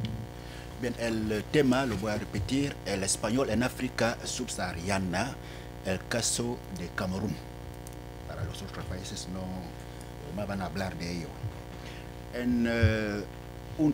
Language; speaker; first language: Spanish; non-native, fluent; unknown